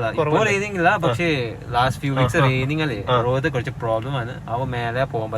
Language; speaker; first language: Malayalam; non-native, learner; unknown